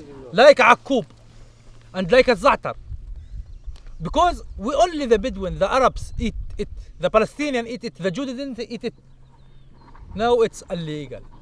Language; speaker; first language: English; non-native, learner; Arabic